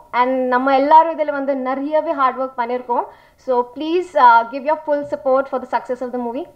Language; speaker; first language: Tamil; non-native, fluent; Hindi